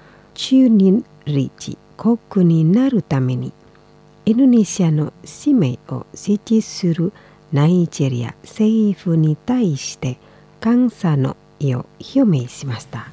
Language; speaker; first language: Japanese; non-native, fluent; Indonesian